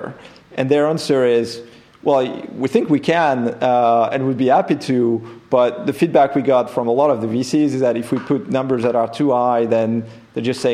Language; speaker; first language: English; non-native, fluent; French